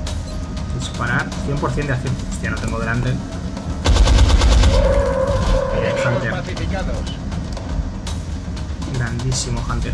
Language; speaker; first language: Spanish; native; Spanish